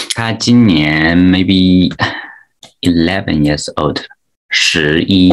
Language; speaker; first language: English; non-native, fluent; Chinese